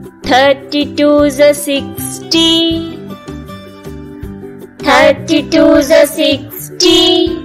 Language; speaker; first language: English; non-native, local second language; Hindi